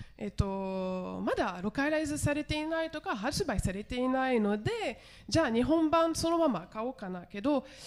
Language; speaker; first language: Japanese; non-native, fluent; French